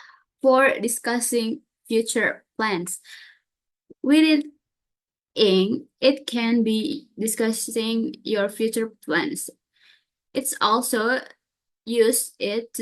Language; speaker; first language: English; non-native, learner; Indonesian